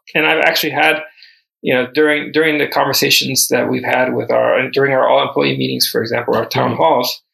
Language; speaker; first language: English; early bilingual, other home language; Spanish